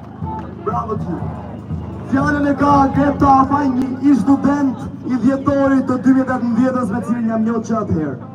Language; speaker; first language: Albanian; native; Albanian